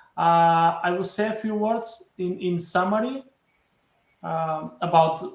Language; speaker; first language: English; non-native, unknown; Bulgarian